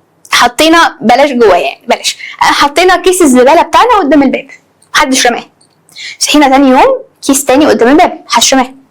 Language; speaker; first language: Arabic; native; Arabic